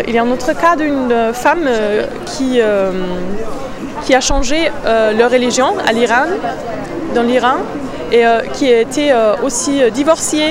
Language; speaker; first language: French; non-native, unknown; German